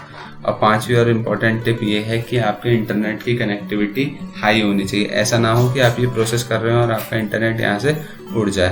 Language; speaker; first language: Hindi; native; Hindi